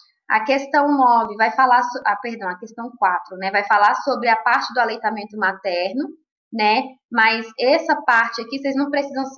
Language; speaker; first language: Portuguese; native; Portuguese